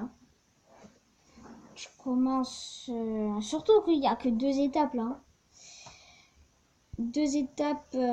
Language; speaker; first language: French; native; French